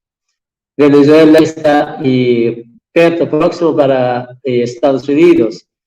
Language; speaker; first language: Portuguese; non-native, fluent; Persian